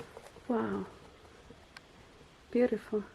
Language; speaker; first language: English; non-native, learner; Spanish